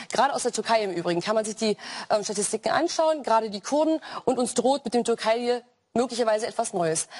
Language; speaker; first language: German; native; German